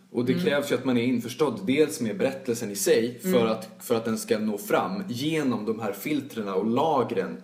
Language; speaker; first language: Swedish; native; Swedish